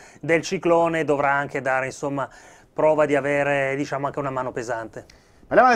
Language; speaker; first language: Italian; native; Italian